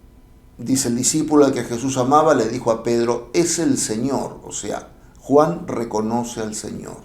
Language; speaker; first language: Spanish; native; Spanish